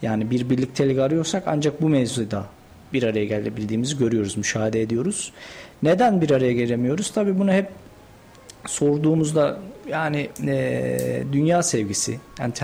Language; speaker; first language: Turkish; native; Turkish